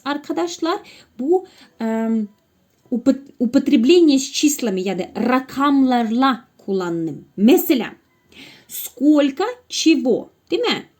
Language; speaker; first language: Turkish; non-native, fluent; Russian